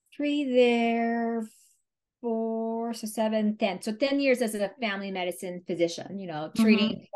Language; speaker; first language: English; non-native, local second language; Filipino